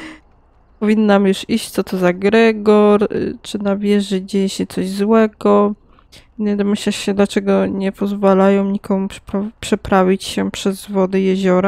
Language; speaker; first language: Polish; native; Polish